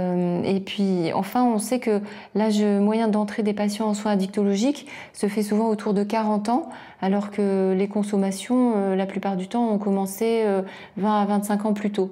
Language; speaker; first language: French; native; French